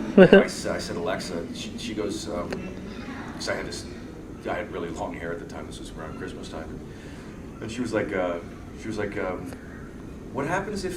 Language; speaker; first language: English; native; English